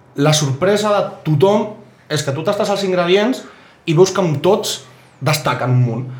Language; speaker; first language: Catalan; native; Catalan